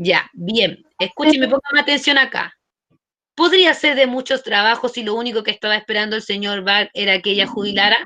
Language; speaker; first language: Spanish; native; Spanish